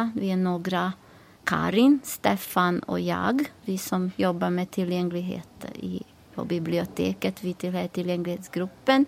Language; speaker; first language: Swedish; non-native, fluent; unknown